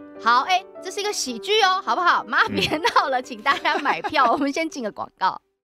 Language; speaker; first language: Chinese; native; Chinese